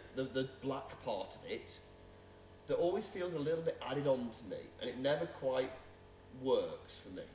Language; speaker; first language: English; native; English